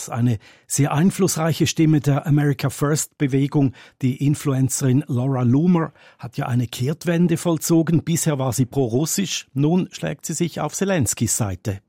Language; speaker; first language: German; native; German